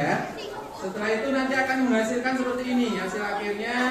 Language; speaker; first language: Indonesian; native; Indonesian